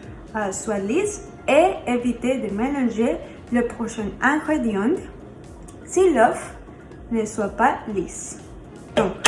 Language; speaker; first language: French; non-native, learner; Spanish